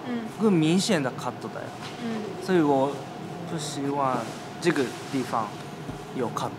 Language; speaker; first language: Chinese; non-native, fluent; Japanese